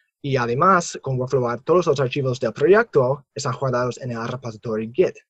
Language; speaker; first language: Spanish; non-native, fluent; English